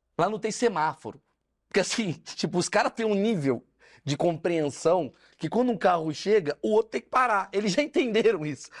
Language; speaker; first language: Portuguese; native; Portuguese